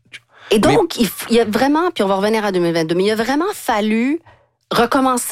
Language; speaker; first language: French; native; French